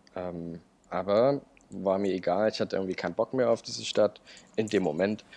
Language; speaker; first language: German; native; German